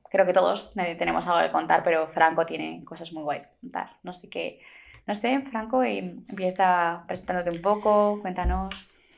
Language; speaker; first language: Spanish; native; Spanish